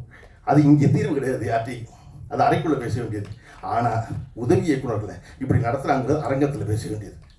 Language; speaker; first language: Tamil; native; Tamil